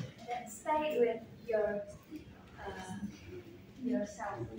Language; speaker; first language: English; non-native, learner; Indonesian